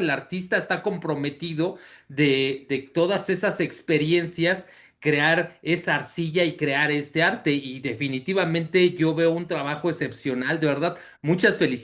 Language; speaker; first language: Spanish; native; Spanish